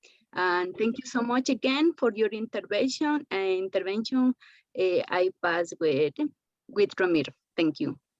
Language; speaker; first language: English; non-native, learner; Spanish